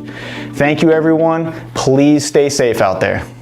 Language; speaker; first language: English; native; English